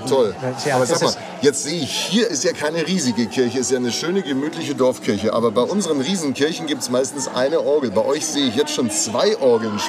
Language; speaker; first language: German; native; German